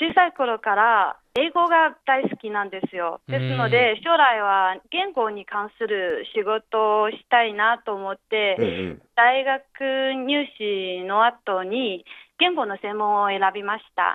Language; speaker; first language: Japanese; non-native, fluent; Chinese